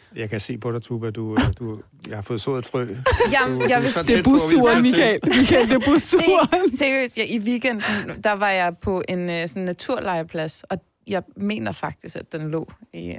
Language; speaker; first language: Danish; native; Danish